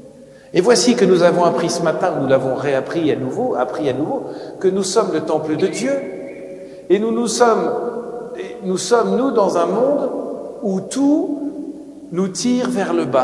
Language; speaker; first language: French; native; French